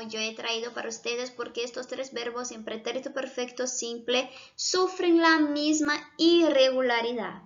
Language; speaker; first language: Spanish; non-native, fluent; Portuguese